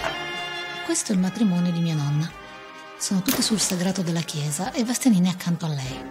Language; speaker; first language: Italian; native; Italian